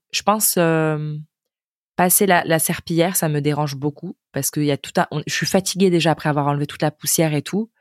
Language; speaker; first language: French; native; French